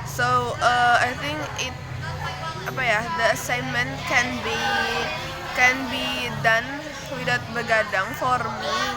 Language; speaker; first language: English; non-native, learner; Indonesian